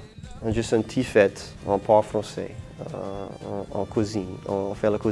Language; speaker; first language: French; non-native, local second language; English